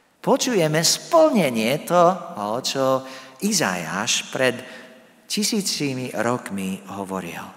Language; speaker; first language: Slovak; non-native, fluent; English